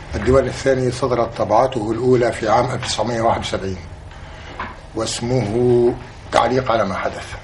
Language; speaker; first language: Arabic; native; Arabic